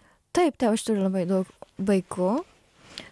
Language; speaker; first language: Lithuanian; non-native, learner; Japanese